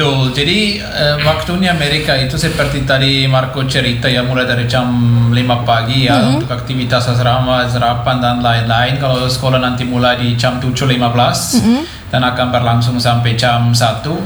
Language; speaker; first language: Indonesian; non-native, fluent; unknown